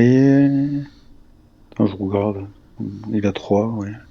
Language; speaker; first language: French; native; French